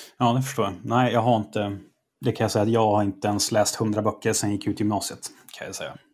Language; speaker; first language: Swedish; native; Swedish